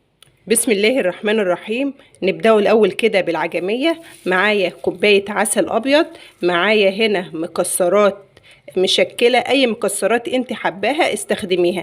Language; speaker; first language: Arabic; native; Arabic